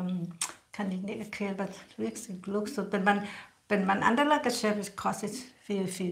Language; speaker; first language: German; non-native, learner; Thai